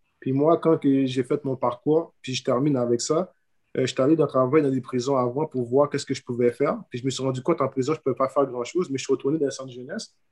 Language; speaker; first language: French; early bilingual, other home language; Haitian Creole